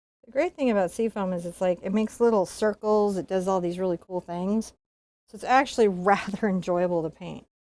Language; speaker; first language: English; native; English